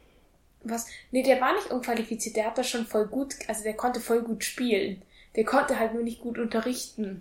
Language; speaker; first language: German; native; German